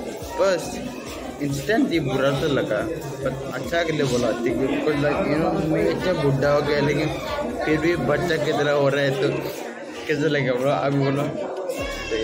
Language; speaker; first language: Hindi; non-native, local second language; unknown